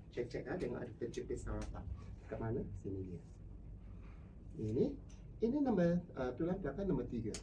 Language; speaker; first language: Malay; non-native, local second language; Cantonese